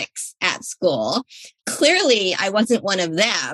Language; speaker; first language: English; native; English